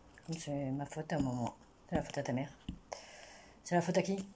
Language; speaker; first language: French; native; French